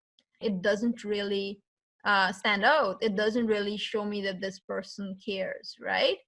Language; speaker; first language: English; native; English